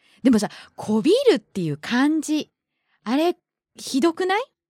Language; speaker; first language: Japanese; native; Japanese